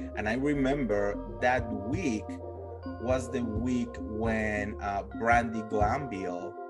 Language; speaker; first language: English; non-native, fluent; Spanish